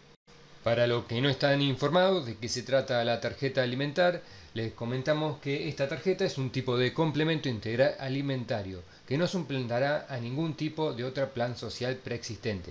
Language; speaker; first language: Spanish; native; Spanish